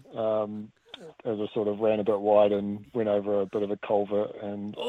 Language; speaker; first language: English; native; English